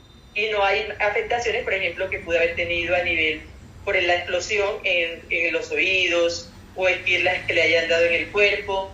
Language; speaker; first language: Spanish; native; Spanish